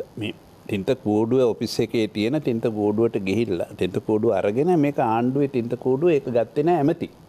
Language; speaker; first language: Sinhala; native; Sinhala